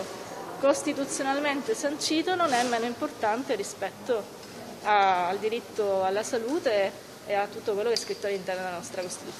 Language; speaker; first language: Italian; native; Italian